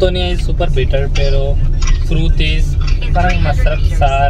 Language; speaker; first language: Filipino; non-native, learner; Punjabi